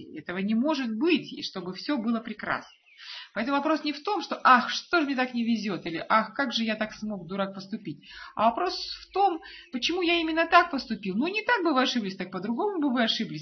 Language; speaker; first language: Russian; native; Russian